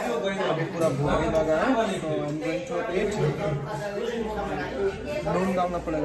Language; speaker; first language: Hindi; non-native, local second language; Nepali